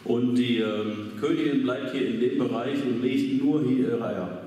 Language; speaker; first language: German; native; German